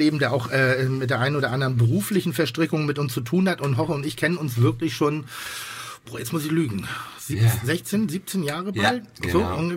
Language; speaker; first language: German; native; German